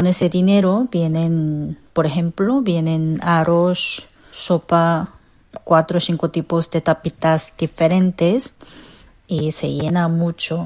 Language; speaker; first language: Spanish; non-native, learner; Korean